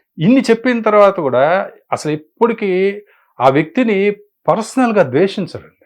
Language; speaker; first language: Telugu; native; Telugu